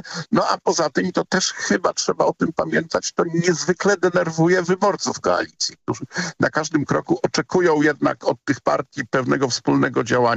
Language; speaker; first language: Polish; native; Polish